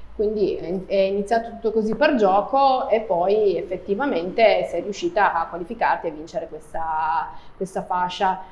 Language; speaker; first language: Italian; native; Italian